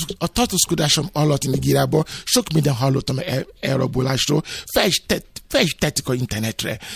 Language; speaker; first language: Hungarian; non-native, fluent; Yoruba